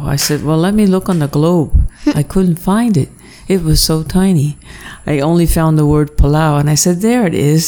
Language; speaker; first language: English; native; English